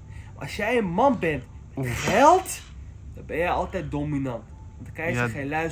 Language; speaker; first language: Dutch; early bilingual, other home language; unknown